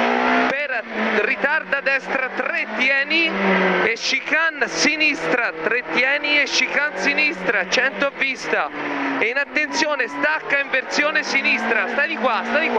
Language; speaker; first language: Italian; native; Italian